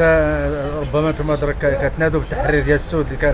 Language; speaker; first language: Arabic; native; Arabic